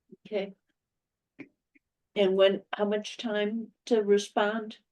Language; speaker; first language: English; native; English